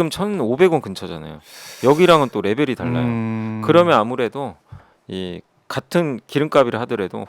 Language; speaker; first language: Korean; native; Korean